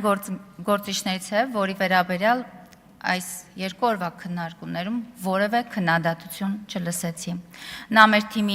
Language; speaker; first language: Armenian; native; Armenian